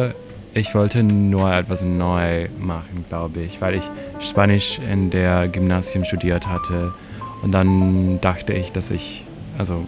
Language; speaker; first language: German; non-native, fluent; English